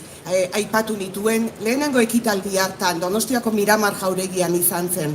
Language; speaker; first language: Basque; native; Basque